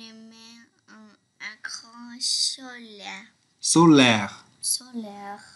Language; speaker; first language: French; non-native, learner; English